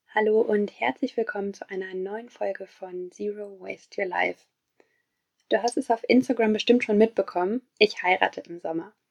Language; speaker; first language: German; native; German